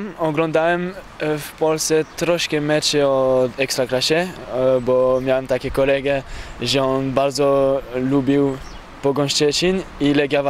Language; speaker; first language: Polish; early bilingual, heritage; French